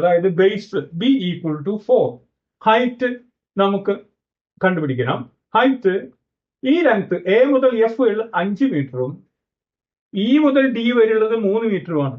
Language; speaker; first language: Malayalam; native; Malayalam